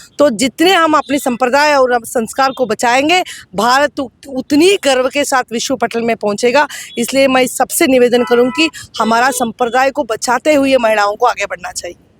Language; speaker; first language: Hindi; non-native, local second language; Tamil